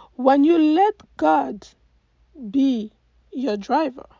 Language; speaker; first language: English; non-native, fluent; French